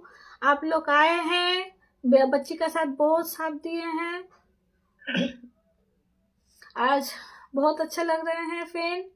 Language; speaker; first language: Hindi; non-native, local second language; Bangla